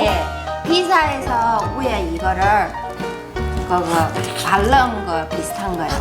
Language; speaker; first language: Korean; non-native, learner; Chinese